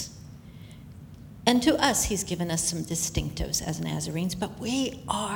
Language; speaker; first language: English; native; English